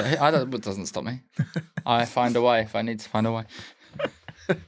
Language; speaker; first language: English; native; English